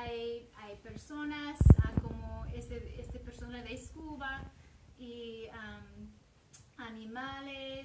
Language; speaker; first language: Spanish; non-native, fluent; English